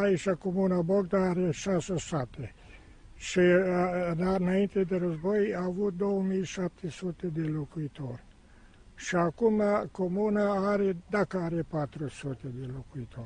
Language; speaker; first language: Romanian; non-native, local second language; German